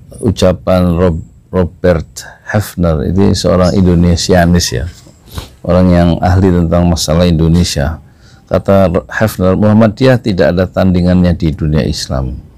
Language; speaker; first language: Indonesian; native; Indonesian